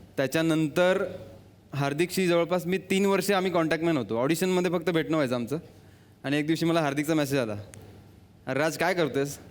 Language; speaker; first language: Marathi; native; Marathi